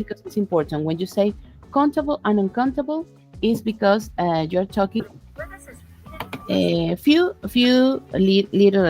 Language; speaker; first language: English; non-native, fluent; Spanish